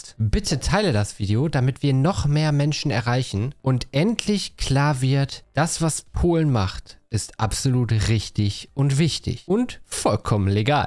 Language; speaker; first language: German; native; German